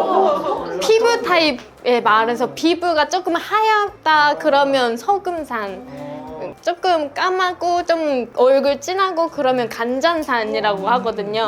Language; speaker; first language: Korean; non-native, fluent; Japanese